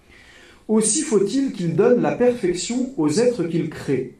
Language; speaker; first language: French; native; French